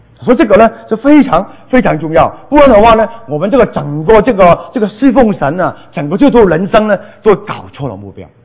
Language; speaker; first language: Chinese; non-native, local second language; Cantonese